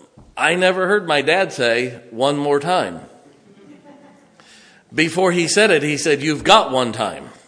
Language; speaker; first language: English; native; English